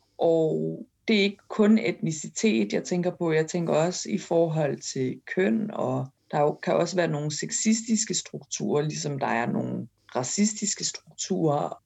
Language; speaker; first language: Danish; early bilingual, other home language; Kurdish